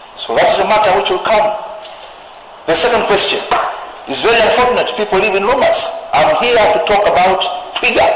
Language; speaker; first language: English; non-native, local second language; Swahili